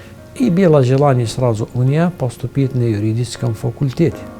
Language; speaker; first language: Russian; non-native, fluent; Arabic